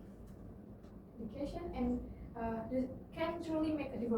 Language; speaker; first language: English; non-native, learner; Indonesian